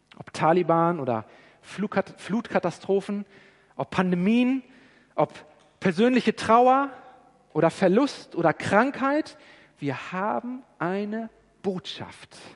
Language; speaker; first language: German; native; German